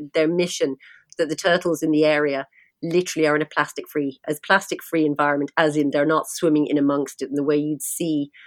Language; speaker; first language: English; native; English